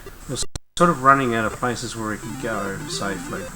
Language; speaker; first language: English; native; English